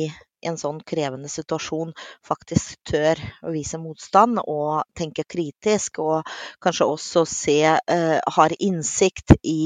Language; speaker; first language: Norwegian; non-native, fluent; Russian